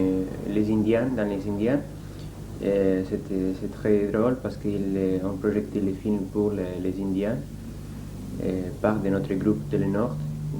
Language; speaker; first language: French; non-native, learner; Spanish